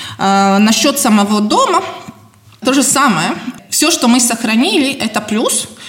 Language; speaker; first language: Russian; non-native, local second language; Latvian